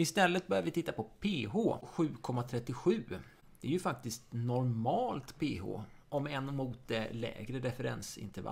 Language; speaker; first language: Swedish; native; Swedish